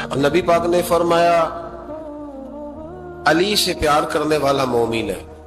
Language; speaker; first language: Urdu; native; Urdu